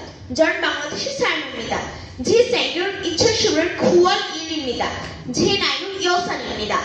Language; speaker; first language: Korean; non-native, learner; Bangla